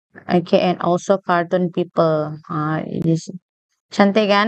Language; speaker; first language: English; non-native, local second language; Malay